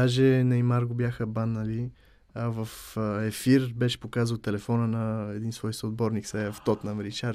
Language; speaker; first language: Bulgarian; native; Bulgarian